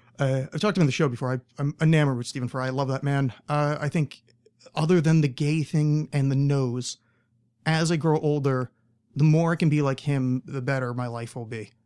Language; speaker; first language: English; native; English